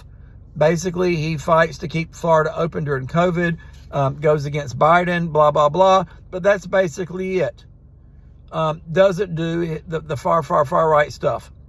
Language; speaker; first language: English; native; English